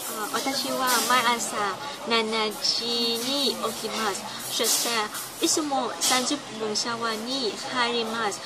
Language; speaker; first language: Japanese; non-native, learner; Cantonese